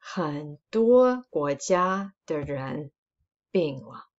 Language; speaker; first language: Chinese; non-native, fluent; English